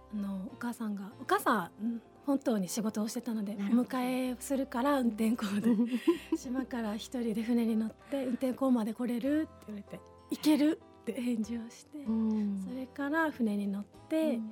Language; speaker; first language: Japanese; native; Japanese